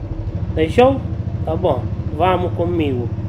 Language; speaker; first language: Portuguese; non-native, learner; Hindi